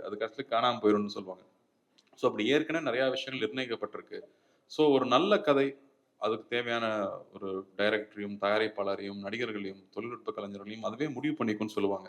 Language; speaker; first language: Tamil; native; Tamil